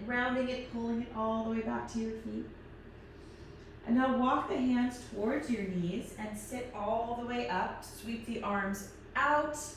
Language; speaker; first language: English; native; English